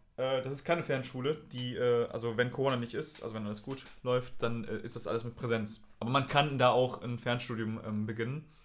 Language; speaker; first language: German; native; German